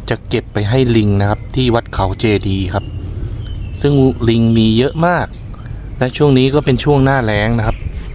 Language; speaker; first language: Thai; native; Thai